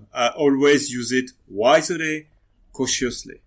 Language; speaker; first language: English; non-native, fluent; French